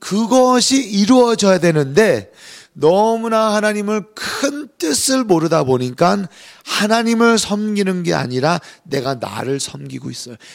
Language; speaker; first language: Korean; native; Korean